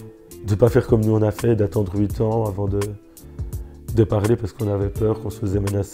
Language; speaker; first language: French; native; French